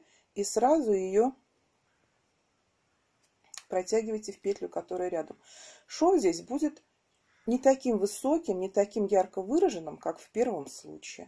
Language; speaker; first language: Russian; native; Russian